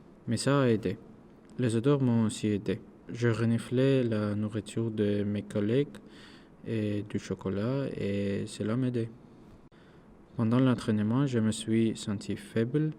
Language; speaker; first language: French; non-native, learner; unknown